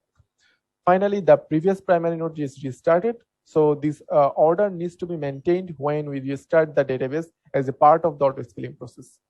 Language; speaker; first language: English; non-native, local second language; Bangla